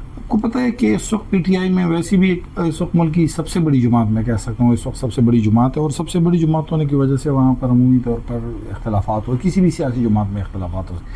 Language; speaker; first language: Urdu; non-native, local second language; Pashto